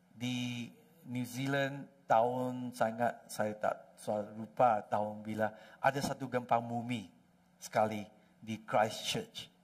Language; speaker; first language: Malay; non-native, local second language; Chinese